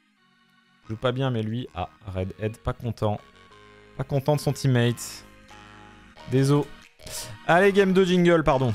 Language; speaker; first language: French; native; French